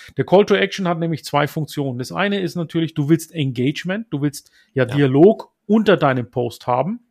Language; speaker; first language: German; early bilingual, other home language; Turkish